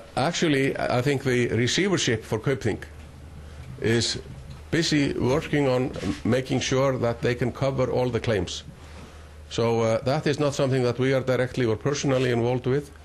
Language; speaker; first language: English; non-native, fluent; Icelandic